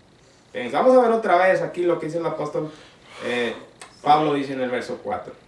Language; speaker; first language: Spanish; native; Spanish